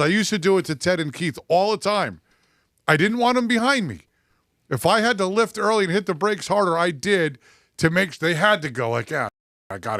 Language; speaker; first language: English; native; English